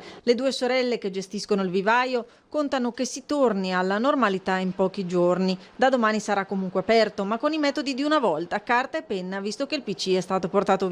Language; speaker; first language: Italian; native; Italian